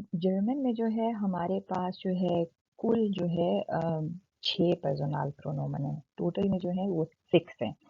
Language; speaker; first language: Urdu; native; Urdu